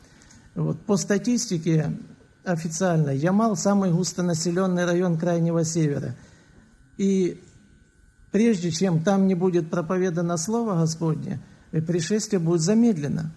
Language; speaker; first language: Russian; native; Russian